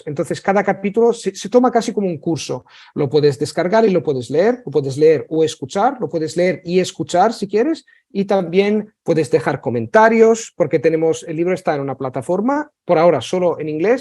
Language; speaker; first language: Spanish; non-native, fluent; Italian